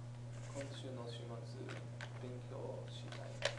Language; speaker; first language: Japanese; non-native, learner; English